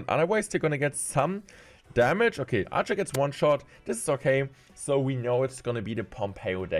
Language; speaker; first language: English; non-native, fluent; German